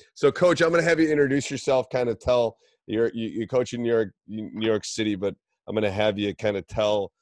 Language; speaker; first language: English; native; English